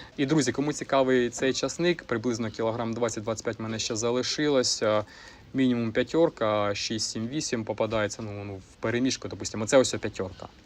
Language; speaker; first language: Ukrainian; non-native, local second language; Russian